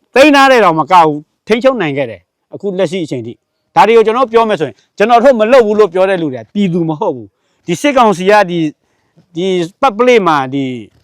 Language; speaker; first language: Burmese; non-native, local second language; S'gaw Karen